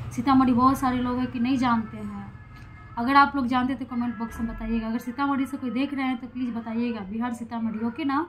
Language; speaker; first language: Hindi; native; Hindi